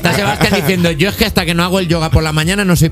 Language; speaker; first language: Spanish; native; Spanish